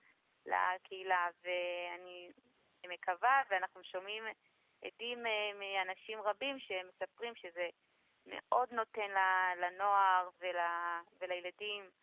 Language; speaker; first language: Hebrew; early bilingual, other home language; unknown